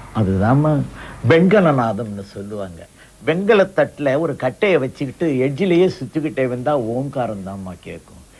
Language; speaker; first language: Tamil; non-native, local second language; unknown